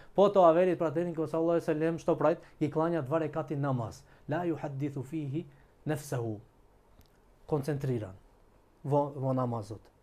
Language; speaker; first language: Macedonian; non-native, local second language; Albanian